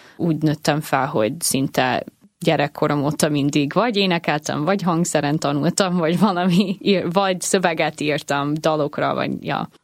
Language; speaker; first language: Hungarian; non-native, fluent; English